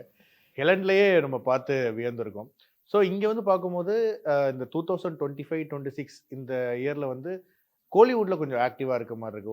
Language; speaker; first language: Tamil; native; Tamil